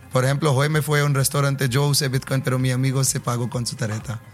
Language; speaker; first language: Spanish; non-native, learner; Hindi